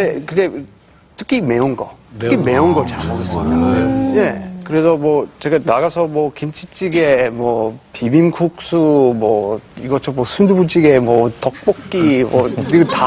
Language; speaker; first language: Korean; non-native, fluent; English